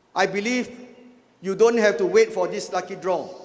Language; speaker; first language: English; non-native, local second language; Chinese